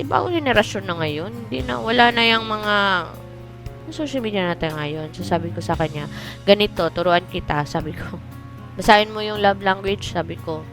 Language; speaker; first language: Filipino; non-native, local second language; Cebuano